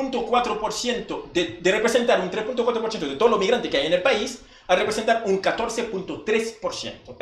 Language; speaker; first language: Spanish; non-native, fluent; Haitian Creole